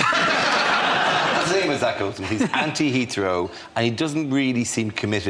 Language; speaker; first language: English; native; English